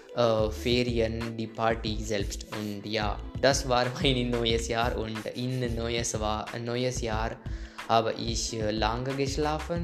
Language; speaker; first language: German; non-native, learner; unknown